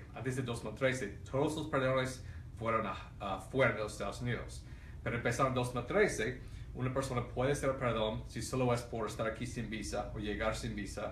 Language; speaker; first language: Spanish; non-native, fluent; English